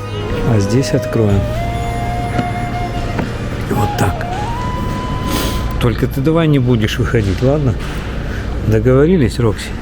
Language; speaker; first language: Russian; native; Russian